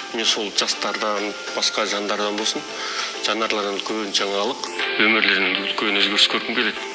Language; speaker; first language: Kazakh; early bilingual, heritage; Kazakh